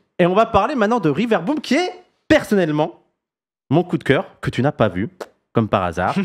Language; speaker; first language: French; native; French